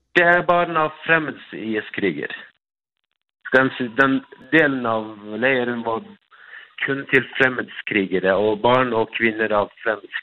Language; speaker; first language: Norwegian; non-native, fluent; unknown